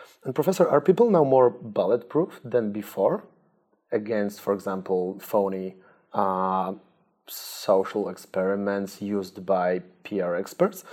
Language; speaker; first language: English; non-native, fluent; Polish